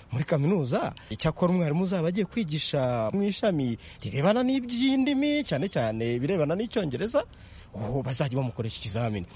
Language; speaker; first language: Kinyarwanda; native; Kinyarwanda